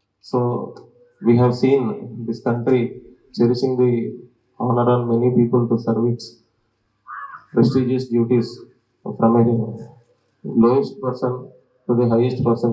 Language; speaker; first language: English; non-native, local second language; Telugu